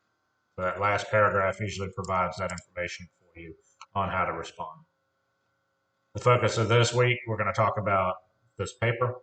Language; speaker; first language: English; native; English